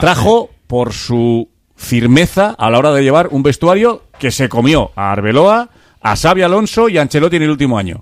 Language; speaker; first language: Spanish; native; Spanish